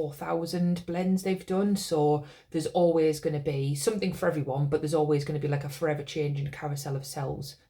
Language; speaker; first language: English; native; English